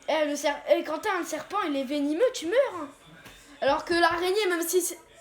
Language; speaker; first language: French; native; French